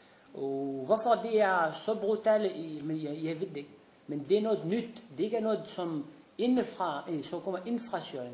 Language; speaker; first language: Danish; non-native, fluent; Arabic